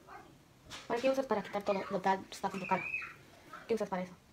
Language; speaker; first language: Spanish; early bilingual, heritage; English